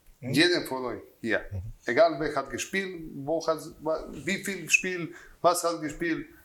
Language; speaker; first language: German; non-native, learner; Croatian